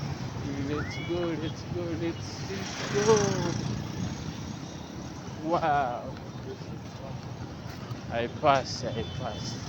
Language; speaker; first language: English; non-native, learner; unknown